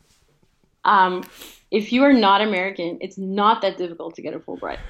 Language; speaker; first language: English; non-native, fluent; Portuguese